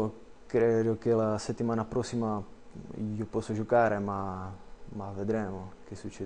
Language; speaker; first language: Italian; non-native, learner; Czech